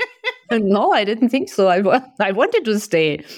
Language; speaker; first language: English; non-native, fluent; German